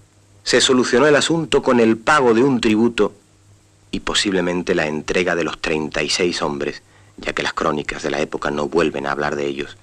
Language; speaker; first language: Spanish; native; Spanish